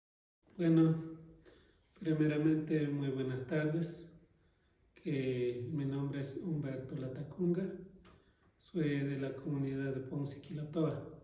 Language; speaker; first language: Spanish; non-native, local second language; Quechua